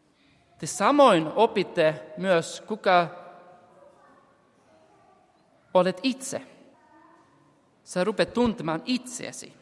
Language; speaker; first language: Finnish; non-native, fluent; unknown